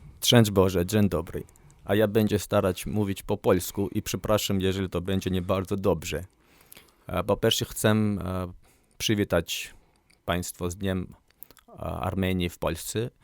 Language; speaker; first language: Polish; non-native, learner; Armenian